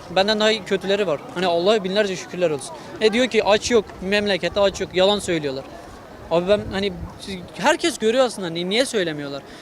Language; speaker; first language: Turkish; non-native, local second language; Kurdish